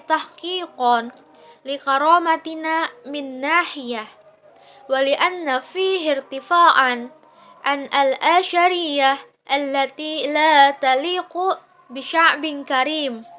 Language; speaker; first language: Arabic; non-native, learner; Indonesian